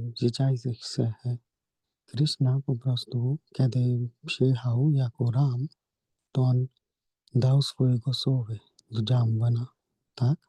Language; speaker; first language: Polish; non-native, learner; Hindi